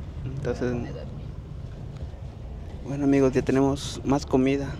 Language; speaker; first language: Spanish; native; Spanish